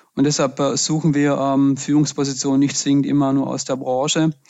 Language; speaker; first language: German; native; German